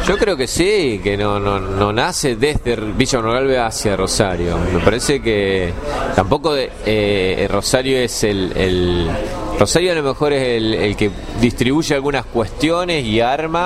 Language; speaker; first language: Spanish; native; Spanish